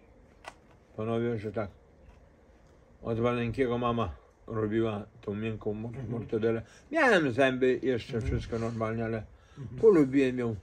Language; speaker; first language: Polish; native; Polish